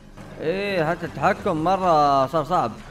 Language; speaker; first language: Arabic; native; Arabic